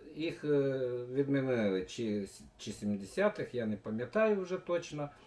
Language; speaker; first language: Ukrainian; non-native, local second language; Bulgarian